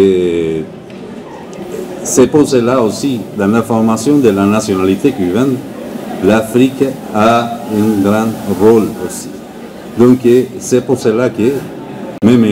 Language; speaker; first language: French; non-native, learner; Spanish